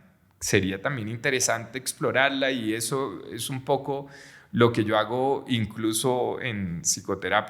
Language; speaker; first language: Spanish; native; Spanish